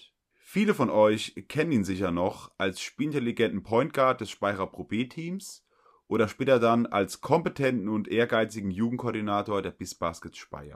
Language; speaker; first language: German; native; German